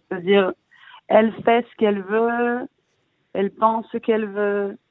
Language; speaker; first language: French; early bilingual, heritage; Hebrew